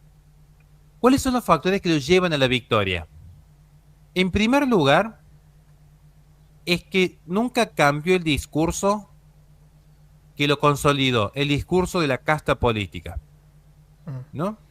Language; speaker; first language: Spanish; native; Spanish